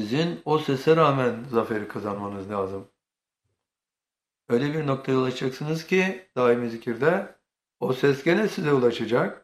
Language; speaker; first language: Turkish; native; Turkish